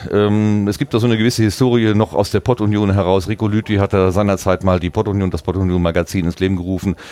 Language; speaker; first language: German; native; German